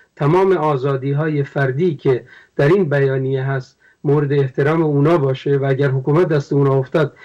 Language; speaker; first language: Persian; non-native, local second language; Kurdish